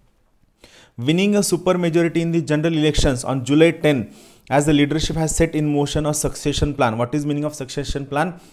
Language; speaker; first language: English; non-native, local second language; Marathi